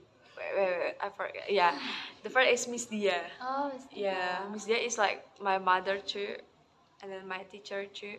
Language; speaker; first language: English; non-native, learner; Indonesian